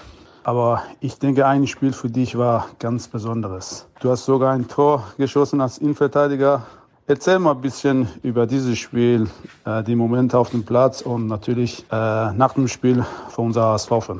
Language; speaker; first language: German; non-native, learner; Persian